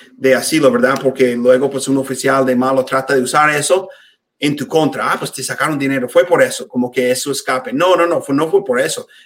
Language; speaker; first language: Spanish; non-native, fluent; English